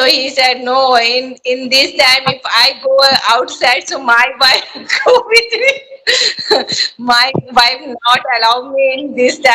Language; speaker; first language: English; non-native, learner; Hindi